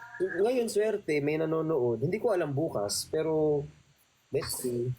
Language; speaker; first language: Filipino; native; Filipino